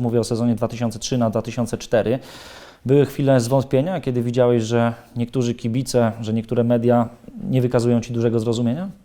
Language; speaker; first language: Polish; native; Polish